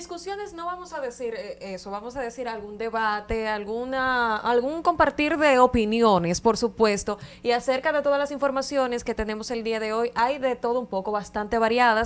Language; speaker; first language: Spanish; native; Spanish